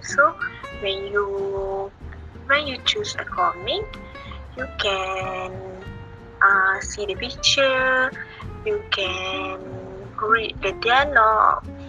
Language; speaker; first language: English; non-native, learner; Malay